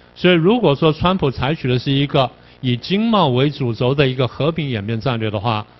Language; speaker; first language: Chinese; native; Chinese